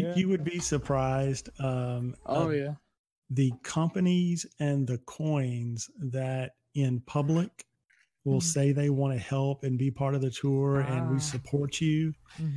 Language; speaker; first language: English; native; English